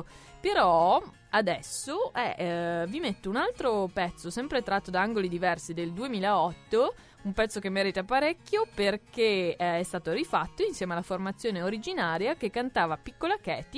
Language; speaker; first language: Italian; native; Italian